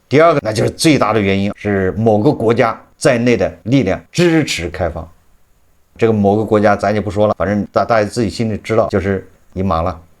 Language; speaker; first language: Chinese; native; Chinese